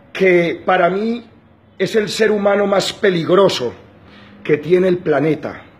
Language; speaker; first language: Spanish; native; Spanish